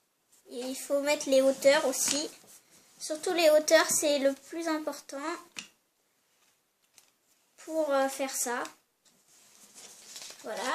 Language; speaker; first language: French; native; French